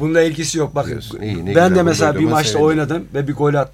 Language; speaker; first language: Turkish; native; Turkish